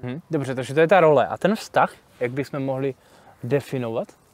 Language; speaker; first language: Czech; native; Czech